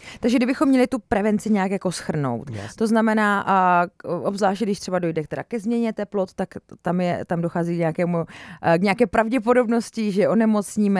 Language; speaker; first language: Czech; native; Czech